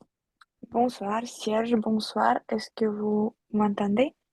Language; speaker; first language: French; non-native, fluent; Russian